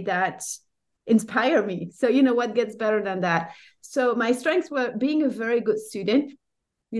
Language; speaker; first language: English; non-native, fluent; French